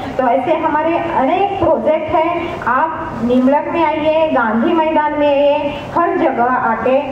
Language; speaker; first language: Hindi; non-native, local second language; Marathi